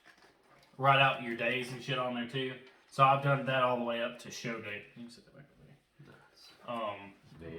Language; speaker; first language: English; native; English